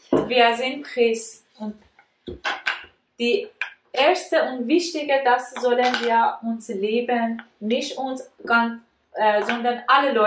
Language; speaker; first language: German; non-native, learner; Persian